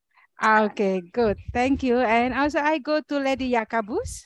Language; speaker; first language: English; non-native, learner; Indonesian